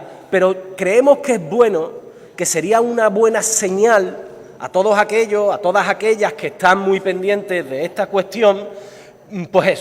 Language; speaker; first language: Spanish; native; Spanish